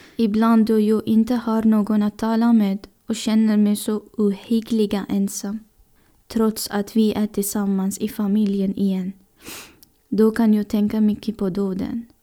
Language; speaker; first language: Swedish; non-native, fluent; Persian